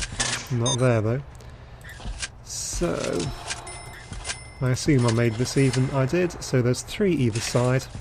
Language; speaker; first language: English; native; English